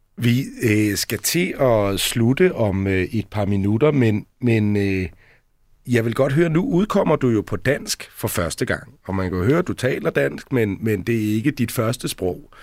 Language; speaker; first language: Danish; native; Danish